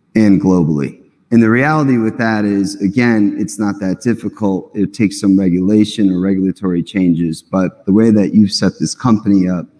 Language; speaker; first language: English; native; English